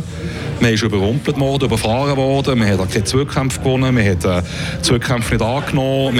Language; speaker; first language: German; native; German